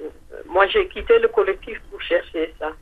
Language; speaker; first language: French; non-native, fluent; Dutch